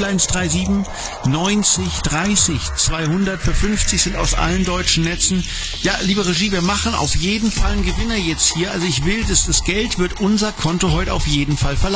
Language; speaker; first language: German; native; German